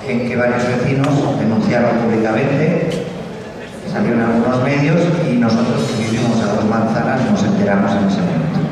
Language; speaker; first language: Spanish; non-native, local second language; Catalan